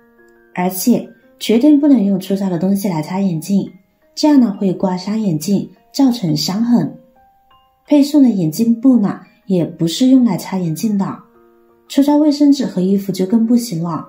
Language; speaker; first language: Chinese; native; Chinese